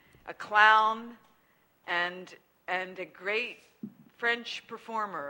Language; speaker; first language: English; native; English